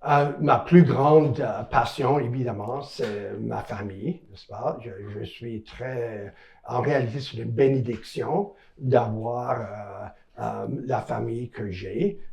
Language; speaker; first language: French; non-native, local second language; English